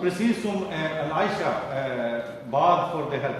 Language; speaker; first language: Swedish; non-native, fluent; Urdu